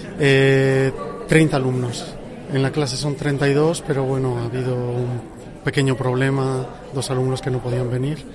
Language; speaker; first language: Spanish; native; Spanish